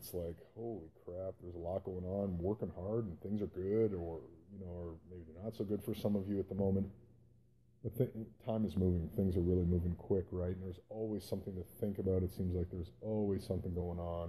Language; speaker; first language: English; native; English